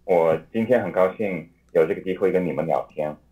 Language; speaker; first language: Chinese; early bilingual, heritage; Chinese